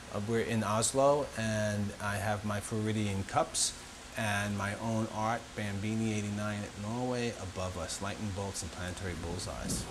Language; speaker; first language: English; native; English